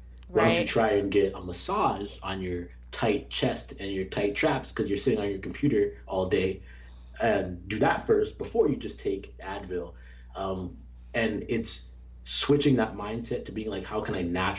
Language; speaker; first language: English; native; English